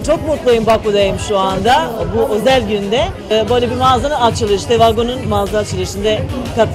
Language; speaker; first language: Turkish; non-native, fluent; Serbian